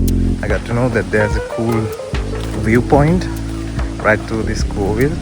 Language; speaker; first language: English; non-native, local second language; Sinhala